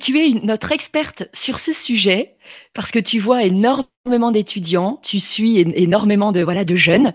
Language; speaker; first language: French; native; French